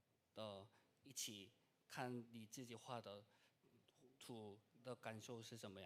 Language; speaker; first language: Chinese; non-native, learner; Korean